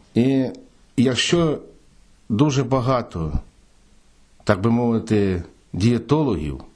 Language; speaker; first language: Ukrainian; native; Ukrainian